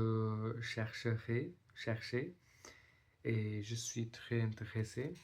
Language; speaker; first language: French; non-native, learner; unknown